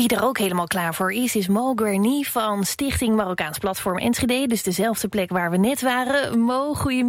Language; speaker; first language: Dutch; native; Dutch